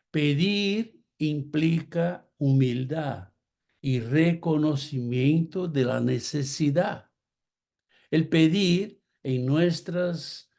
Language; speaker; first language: Spanish; non-native, fluent; Portuguese